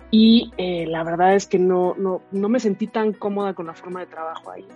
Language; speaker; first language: Spanish; native; Spanish